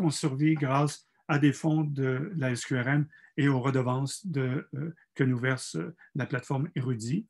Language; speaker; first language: French; native; French